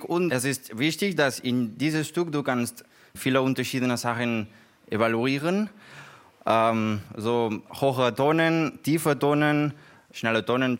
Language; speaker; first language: German; non-native, learner; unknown